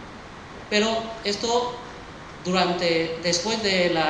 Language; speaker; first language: Spanish; early bilingual, other home language; Chinese